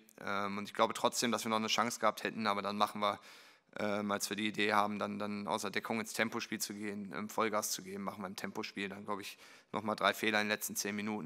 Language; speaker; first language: German; native; German